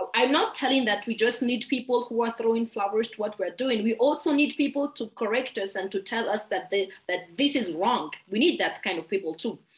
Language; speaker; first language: English; non-native, fluent; Malagasy